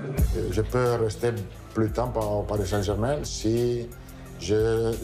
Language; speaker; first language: French; non-native, learner; Italian